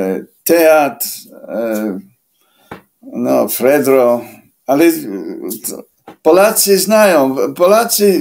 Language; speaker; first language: Polish; non-native, fluent; English